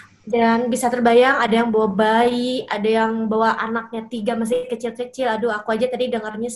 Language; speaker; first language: Indonesian; native; Indonesian